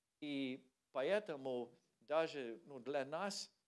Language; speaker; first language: Russian; non-native, learner; English